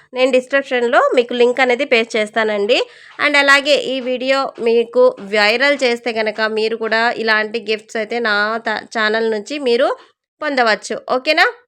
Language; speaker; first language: Telugu; non-native, local second language; Urdu